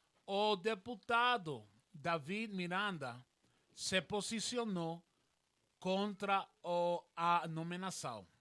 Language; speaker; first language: Portuguese; non-native, learner; Spanish